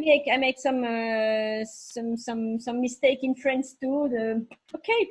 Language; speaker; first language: English; non-native, learner; French